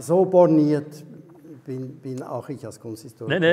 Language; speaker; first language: German; native; German